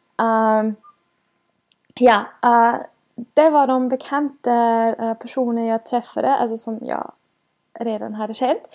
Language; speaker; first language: Swedish; non-native, fluent; German